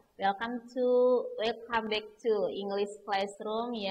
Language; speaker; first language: English; non-native, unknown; Indonesian